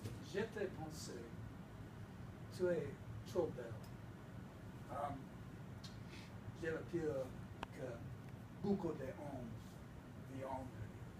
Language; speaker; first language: French; non-native, learner; English